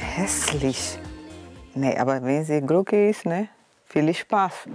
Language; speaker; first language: German; non-native, learner; Portuguese